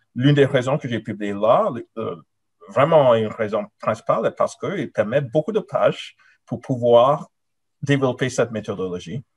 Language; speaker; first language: French; non-native, fluent; English